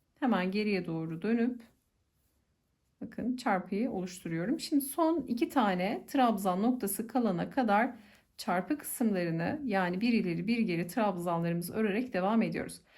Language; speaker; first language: Turkish; native; Turkish